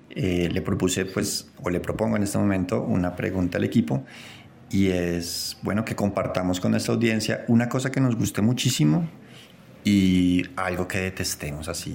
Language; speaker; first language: Spanish; native; Spanish